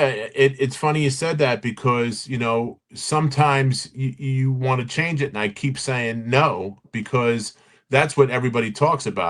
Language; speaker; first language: English; native; English